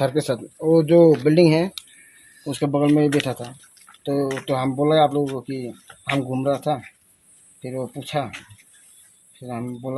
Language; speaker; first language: Hindi; non-native, local second language; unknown